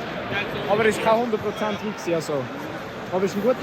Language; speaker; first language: German; native; German